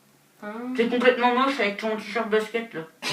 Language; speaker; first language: French; native; French